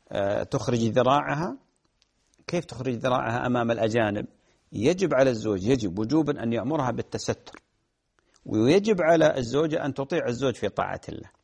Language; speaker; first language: Arabic; native; Arabic